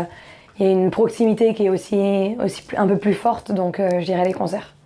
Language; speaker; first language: French; native; French